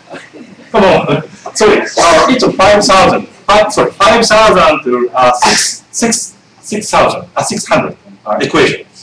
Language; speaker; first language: English; non-native, fluent; Japanese